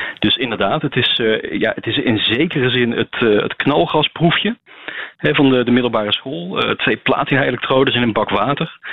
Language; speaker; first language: Dutch; native; Dutch